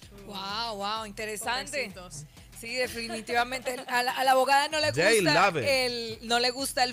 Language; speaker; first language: Spanish; native; Spanish